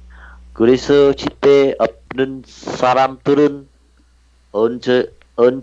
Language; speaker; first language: Korean; non-native, learner; Vietnamese